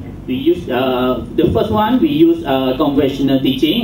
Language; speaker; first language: English; non-native, local second language; Malay